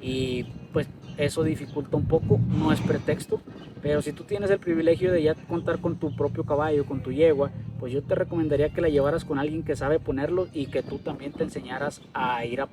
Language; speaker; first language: Spanish; native; Spanish